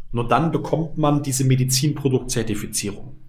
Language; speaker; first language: German; native; German